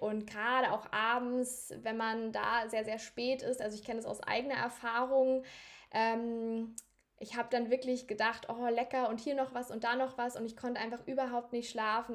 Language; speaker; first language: German; native; German